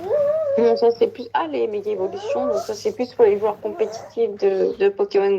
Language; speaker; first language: French; native; French